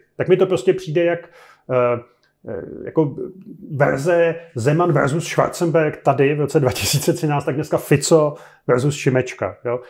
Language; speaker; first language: Czech; native; Czech